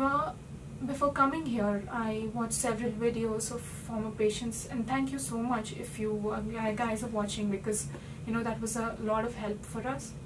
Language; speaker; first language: English; non-native, local second language; Hindi